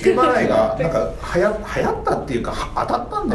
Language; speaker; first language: Japanese; native; Japanese